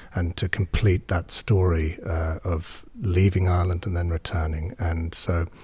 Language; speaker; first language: English; native; English